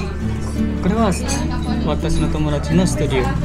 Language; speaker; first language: Japanese; non-native, fluent; Indonesian